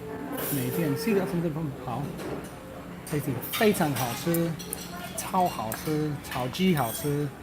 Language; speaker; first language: Chinese; non-native, learner; English